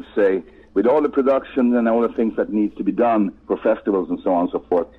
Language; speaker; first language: English; non-native, fluent; Swedish